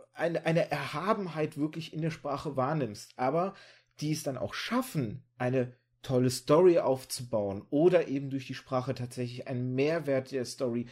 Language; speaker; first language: German; early bilingual, other home language; Russian